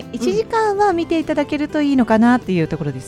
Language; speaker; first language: Japanese; native; Japanese